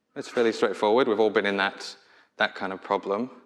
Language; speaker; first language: English; native; English